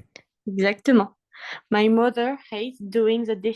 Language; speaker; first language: English; non-native, fluent; French